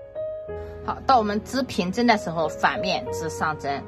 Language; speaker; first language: Chinese; native; Chinese